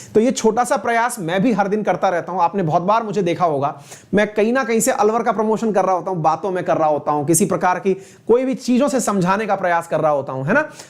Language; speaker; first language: Hindi; native; Hindi